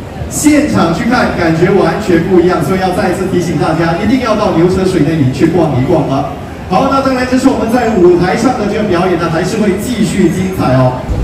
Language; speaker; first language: Chinese; native; Chinese